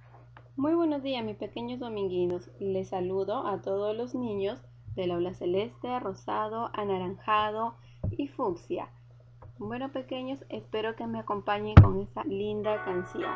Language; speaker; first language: Spanish; native; Spanish